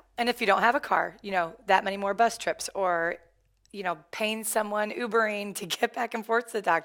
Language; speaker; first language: English; native; English